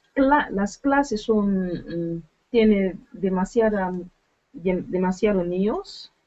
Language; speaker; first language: Spanish; non-native, learner; Dutch